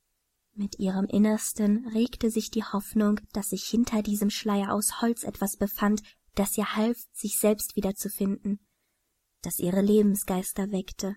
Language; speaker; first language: German; native; German